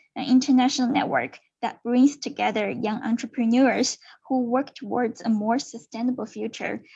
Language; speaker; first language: English; non-native, fluent; Chinese